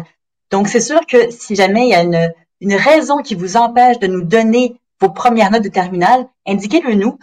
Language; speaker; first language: French; native; French